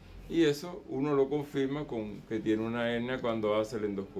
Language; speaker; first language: Spanish; native; Spanish